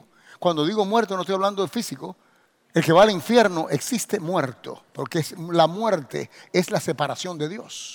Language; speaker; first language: Spanish; native; Spanish